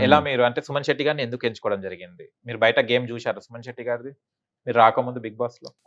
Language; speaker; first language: Telugu; native; Telugu